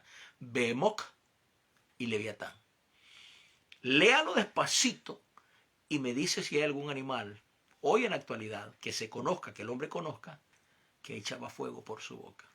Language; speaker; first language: Spanish; native; Spanish